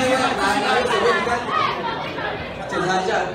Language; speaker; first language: Chinese; native; Chinese